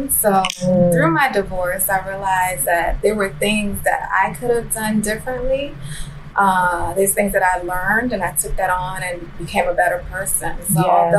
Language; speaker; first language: English; native; English